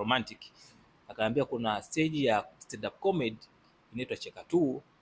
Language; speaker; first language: Swahili; native; Swahili